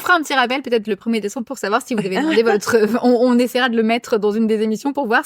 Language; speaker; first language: French; native; French